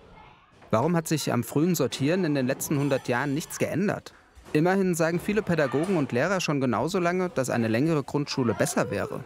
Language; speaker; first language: German; native; German